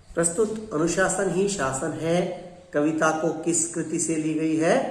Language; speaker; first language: Hindi; non-native, local second language; Kannada